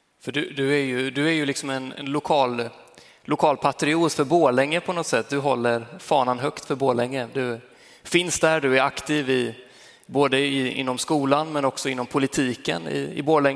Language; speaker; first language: Swedish; native; Swedish